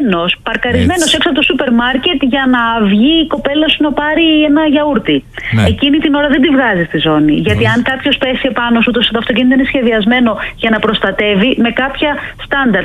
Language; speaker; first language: Greek; native; Greek